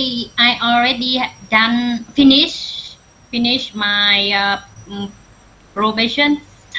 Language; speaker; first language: English; non-native, learner; Vietnamese